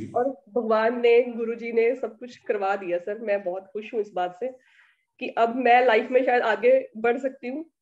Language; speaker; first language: Hindi; native; Hindi